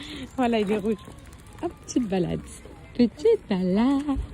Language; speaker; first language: French; native; French